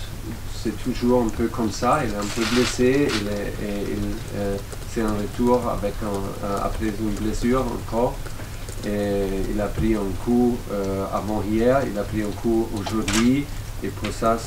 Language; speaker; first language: French; non-native, learner; German